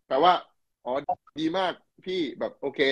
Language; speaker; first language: Thai; native; Thai